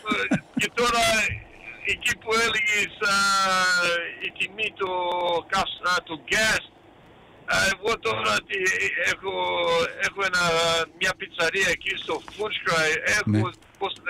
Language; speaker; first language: Greek; early bilingual, heritage; Greek